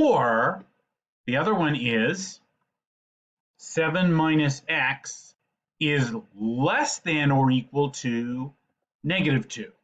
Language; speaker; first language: English; native; English